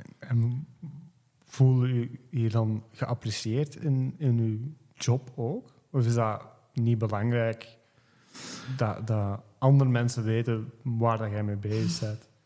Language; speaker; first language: Dutch; native; Dutch